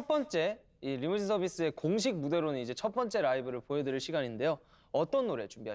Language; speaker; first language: Korean; native; Korean